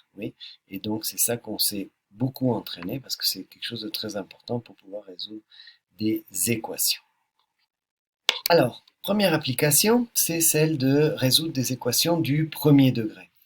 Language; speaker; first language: French; native; French